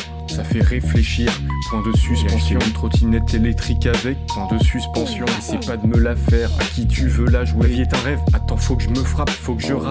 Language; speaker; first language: French; native; French